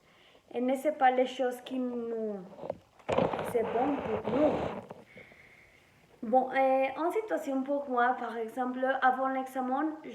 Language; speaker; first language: French; non-native, learner; Spanish